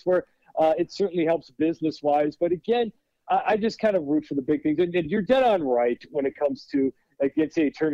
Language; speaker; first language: English; native; English